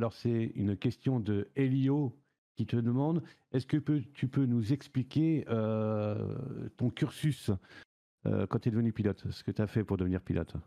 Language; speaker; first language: French; native; French